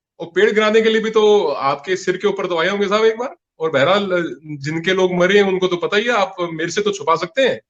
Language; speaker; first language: Hindi; non-native, local second language; Punjabi